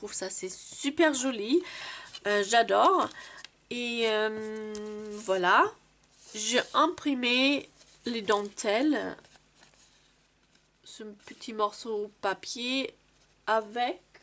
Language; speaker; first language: French; non-native, fluent; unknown